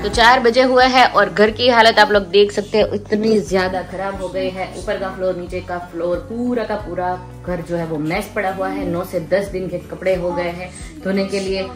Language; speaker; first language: Hindi; non-native, local second language; Gujarati